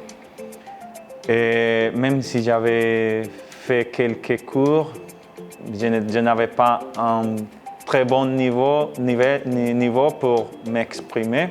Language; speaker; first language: French; non-native, fluent; Spanish